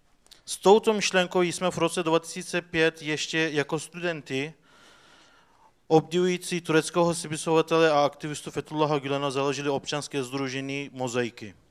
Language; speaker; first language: Czech; non-native, fluent; Turkish